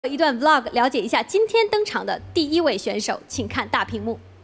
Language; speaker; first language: Chinese; native; Chinese